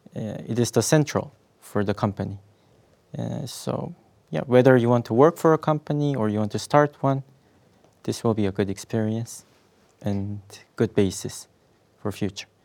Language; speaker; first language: English; non-native, fluent; Korean